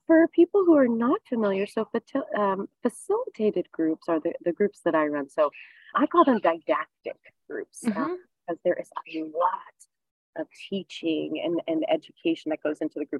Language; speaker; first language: English; native; English